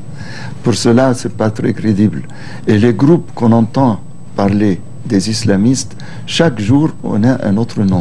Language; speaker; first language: French; non-native, local second language; Arabic